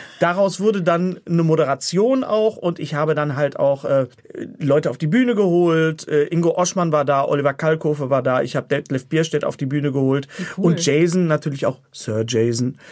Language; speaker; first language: German; native; German